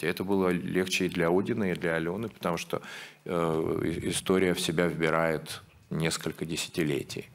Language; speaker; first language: Russian; native; Russian